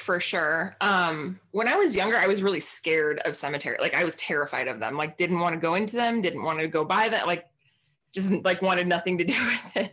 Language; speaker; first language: English; native; English